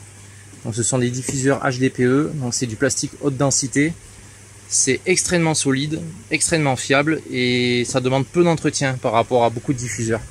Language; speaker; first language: French; native; French